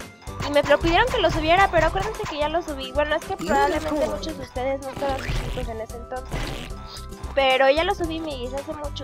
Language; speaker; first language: Spanish; native; Spanish